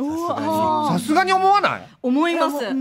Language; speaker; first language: Japanese; native; Japanese